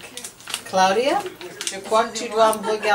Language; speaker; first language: French; non-native, learner; English